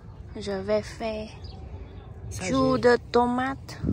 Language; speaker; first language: French; non-native, learner; Vietnamese